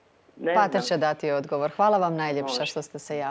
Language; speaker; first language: Croatian; native; Croatian